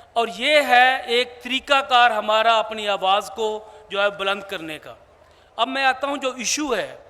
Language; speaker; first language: Urdu; non-native, local second language; Punjabi